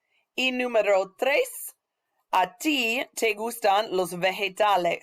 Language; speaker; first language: Spanish; non-native, fluent; English